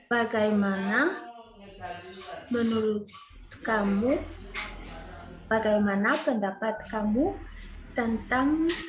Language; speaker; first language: Indonesian; non-native, learner; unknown